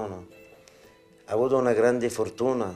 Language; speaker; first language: Italian; non-native, learner; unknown